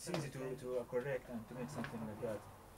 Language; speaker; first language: English; non-native, learner; Arabic